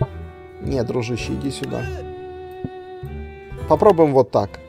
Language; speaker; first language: Russian; native; Russian